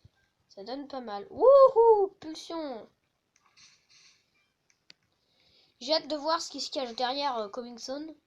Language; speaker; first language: French; native; French